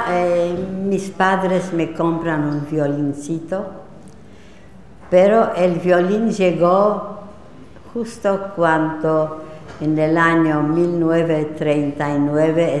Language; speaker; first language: Spanish; non-native, fluent; Polish